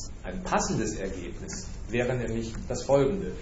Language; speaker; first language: German; native; German